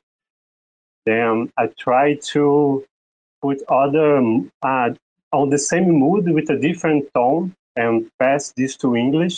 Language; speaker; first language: English; non-native, fluent; Portuguese